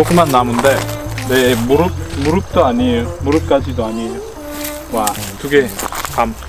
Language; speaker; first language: Korean; non-native, learner; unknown